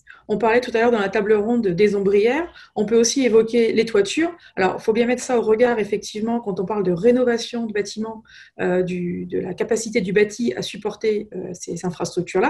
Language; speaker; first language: French; native; French